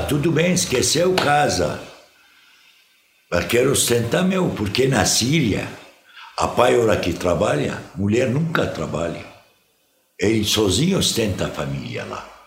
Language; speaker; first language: Portuguese; non-native, fluent; Arabic